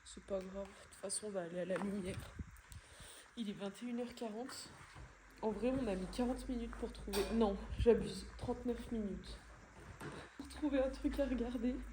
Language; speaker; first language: French; native; French